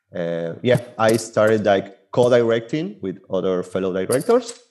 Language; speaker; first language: English; non-native, fluent; Spanish